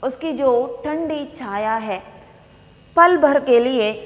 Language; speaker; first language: Hindi; non-native, local second language; Kannada